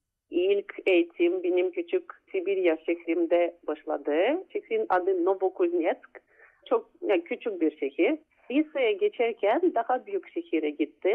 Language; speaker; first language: Turkish; non-native, fluent; Russian